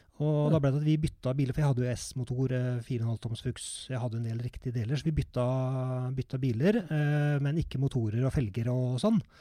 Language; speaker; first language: Norwegian; native; Norwegian